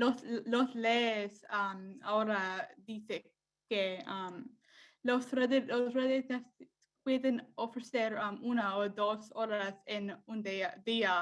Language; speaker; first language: Spanish; non-native, learner; English